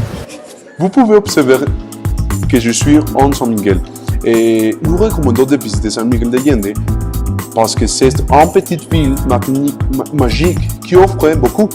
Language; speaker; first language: French; non-native, learner; Spanish